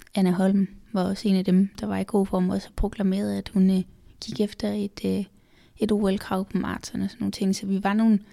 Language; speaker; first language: Danish; native; Danish